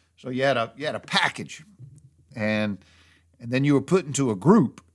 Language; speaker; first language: English; native; English